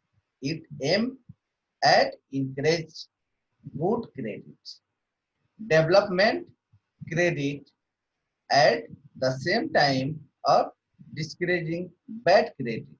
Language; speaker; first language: English; non-native, local second language; Hindi